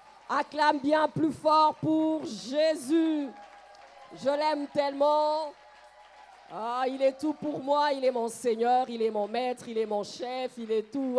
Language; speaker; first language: French; non-native, local second language; Lingala